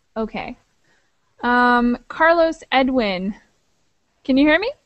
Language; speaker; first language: English; native; English